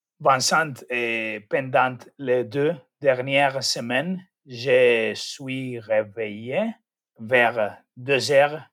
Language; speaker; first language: French; non-native, learner; Spanish